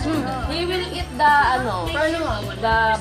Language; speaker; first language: English; non-native, local second language; Filipino